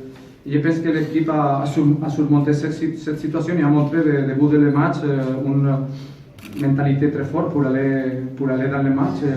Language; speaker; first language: French; non-native, fluent; Spanish